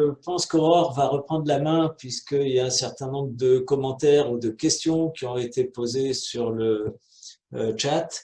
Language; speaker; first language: French; native; French